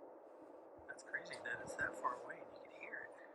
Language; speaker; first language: English; native; English